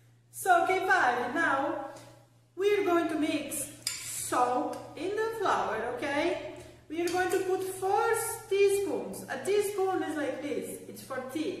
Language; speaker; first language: English; non-native, fluent; Portuguese